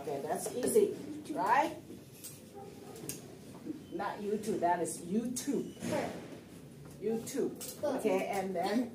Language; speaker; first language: English; non-native, fluent; Chinese